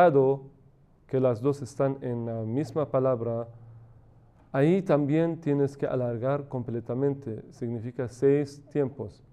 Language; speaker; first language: Spanish; non-native, fluent; Persian